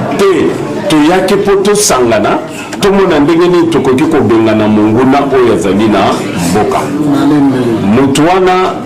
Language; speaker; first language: Lingala; non-native, local second language; Luba-Lulua